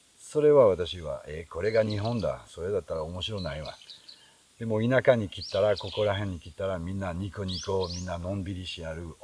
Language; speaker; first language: Japanese; non-native, fluent; French